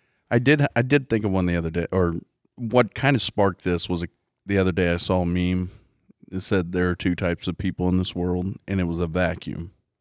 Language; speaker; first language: English; native; English